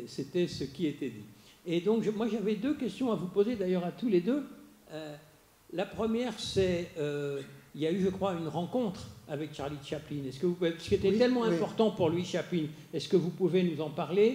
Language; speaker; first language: French; native; French